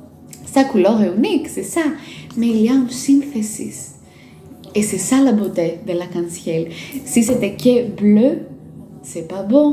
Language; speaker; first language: French; non-native, fluent; Greek